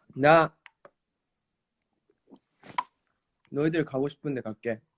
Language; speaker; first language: Korean; non-native, fluent; Japanese